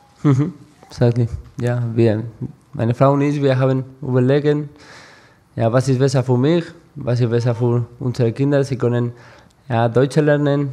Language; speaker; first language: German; non-native, learner; Spanish